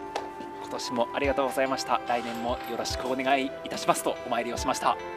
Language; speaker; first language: Japanese; native; Japanese